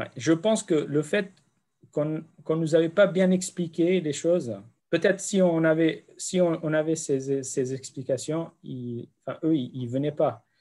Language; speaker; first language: French; non-native, fluent; Central Kurdish